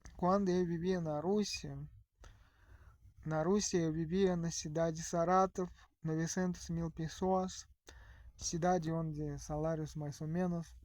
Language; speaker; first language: Portuguese; non-native, learner; Russian